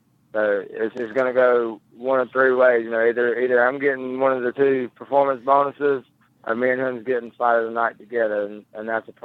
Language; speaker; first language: English; native; English